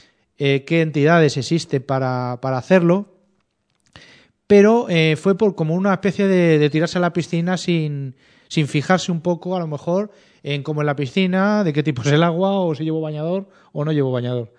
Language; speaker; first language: Spanish; native; Spanish